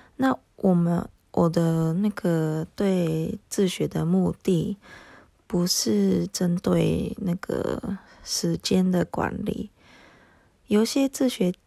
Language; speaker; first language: Chinese; non-native, fluent; Japanese